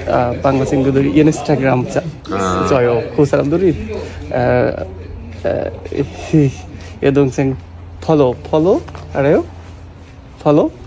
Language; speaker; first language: Korean; non-native, learner; Bangla